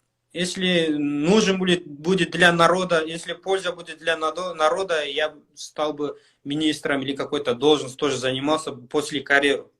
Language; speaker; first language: Russian; non-native, local second language; Kyrgyz